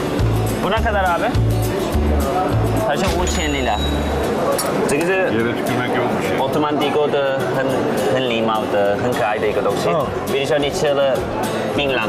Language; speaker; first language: Chinese; non-native, fluent; Turkish